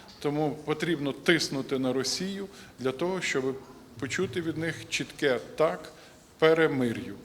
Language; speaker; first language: Ukrainian; native; Ukrainian